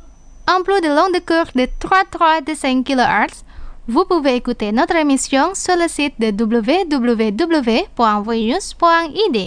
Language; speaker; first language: French; non-native, fluent; Indonesian